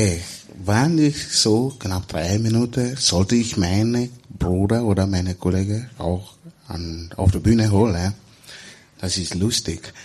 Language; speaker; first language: German; non-native, learner; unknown